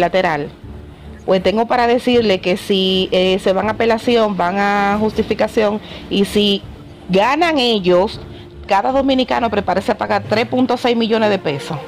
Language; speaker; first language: Spanish; native; Spanish